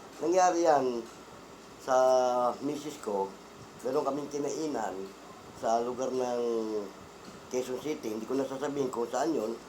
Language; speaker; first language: Filipino; non-native, local second language; Cebuano